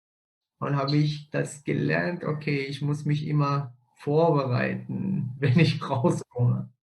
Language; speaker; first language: German; non-native, fluent; Persian